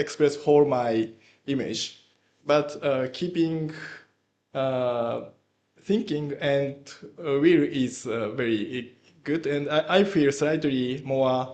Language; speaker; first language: English; non-native, learner; Japanese